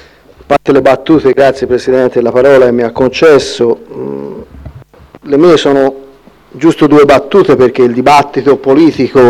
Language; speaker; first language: Italian; native; Italian